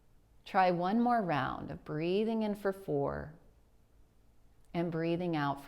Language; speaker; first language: English; native; English